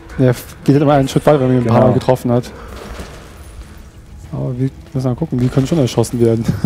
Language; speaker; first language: German; native; German